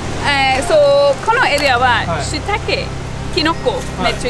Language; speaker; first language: Japanese; non-native, learner; English